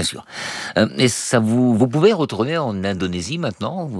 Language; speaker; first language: French; native; French